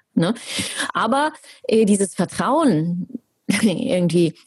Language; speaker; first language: German; native; German